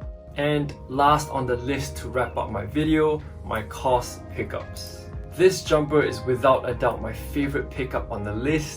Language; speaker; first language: English; native; English